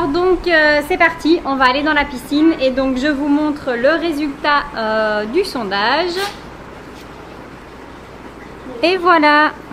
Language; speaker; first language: French; native; French